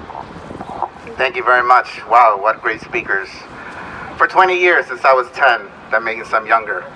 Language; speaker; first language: English; early bilingual, other home language; Spanish